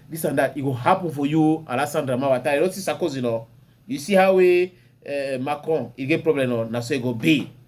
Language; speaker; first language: Nigerian Pidgin; native; Nigerian Pidgin